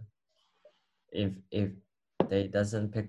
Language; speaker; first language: English; non-native, learner; Cantonese